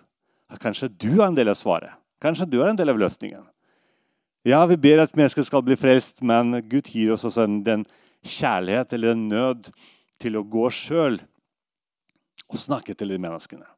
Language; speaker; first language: Swedish; non-native, fluent; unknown